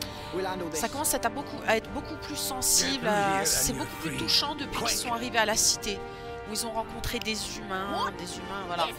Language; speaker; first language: French; native; French